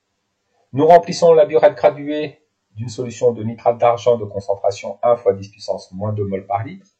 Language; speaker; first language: French; native; French